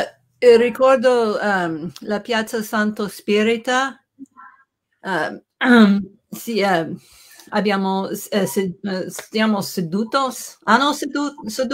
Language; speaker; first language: Italian; non-native, learner; English